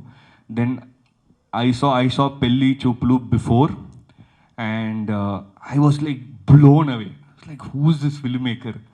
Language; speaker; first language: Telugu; early bilingual, heritage; Telugu